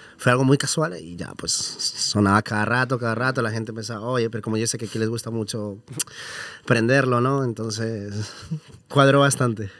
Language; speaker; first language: Spanish; native; Spanish